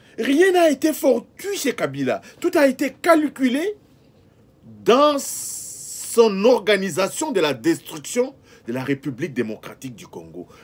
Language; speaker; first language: French; non-native, local second language; Lingala